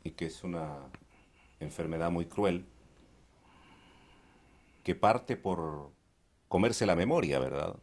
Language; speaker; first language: Spanish; native; Spanish